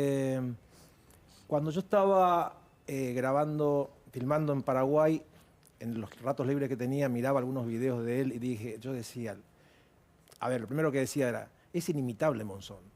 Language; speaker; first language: Spanish; native; Spanish